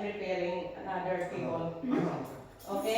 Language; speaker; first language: English; non-native, local second language; Filipino